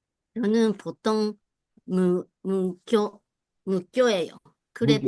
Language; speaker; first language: Korean; non-native, learner; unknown